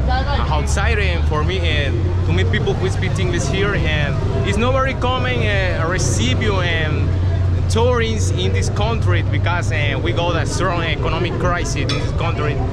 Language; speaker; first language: English; non-native, learner; Spanish